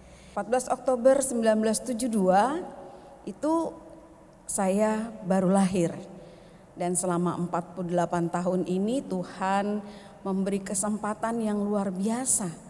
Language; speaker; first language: Indonesian; native; Indonesian